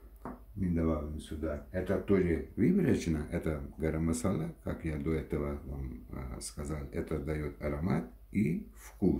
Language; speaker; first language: Russian; non-native, learner; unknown